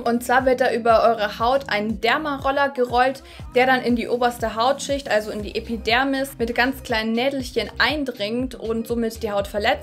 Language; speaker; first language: German; native; German